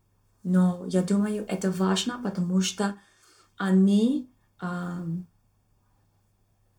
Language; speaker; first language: Russian; non-native, learner; English